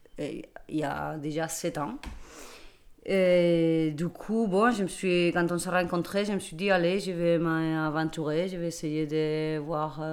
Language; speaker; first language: French; non-native, fluent; Spanish